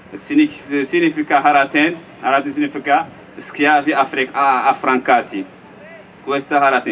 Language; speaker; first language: Italian; non-native, learner; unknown